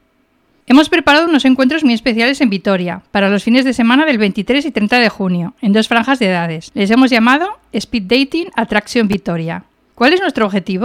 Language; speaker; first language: Spanish; native; Spanish